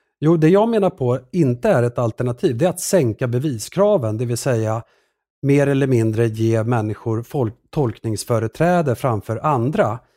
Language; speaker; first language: Swedish; early bilingual, other home language; Assyrian Neo-Aramaic